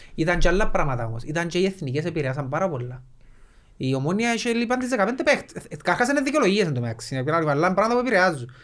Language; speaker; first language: Greek; native; Greek